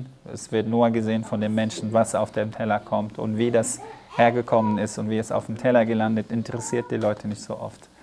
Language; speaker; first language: German; non-native, fluent; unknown